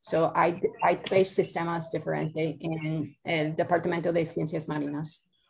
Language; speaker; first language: Spanish; non-native, learner; English